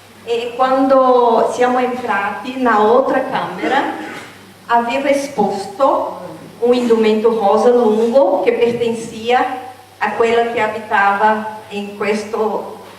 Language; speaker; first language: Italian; non-native, fluent; Portuguese